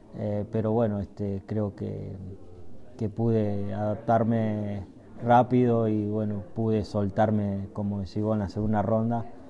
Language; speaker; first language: Spanish; native; Spanish